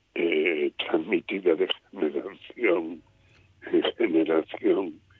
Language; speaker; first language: Spanish; native; Spanish